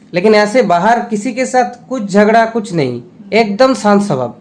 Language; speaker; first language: Hindi; non-native, local second language; Bangla